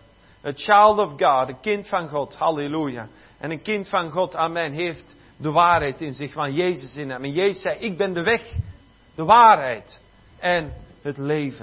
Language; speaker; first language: Dutch; native; Dutch